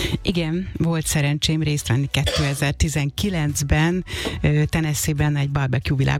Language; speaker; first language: Hungarian; native; Hungarian